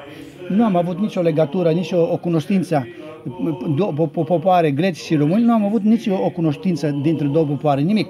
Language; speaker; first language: Romanian; non-native, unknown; Greek